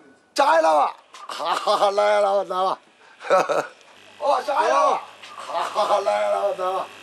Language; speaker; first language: Chinese; native; Chinese